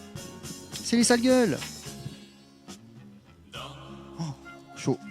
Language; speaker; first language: French; native; French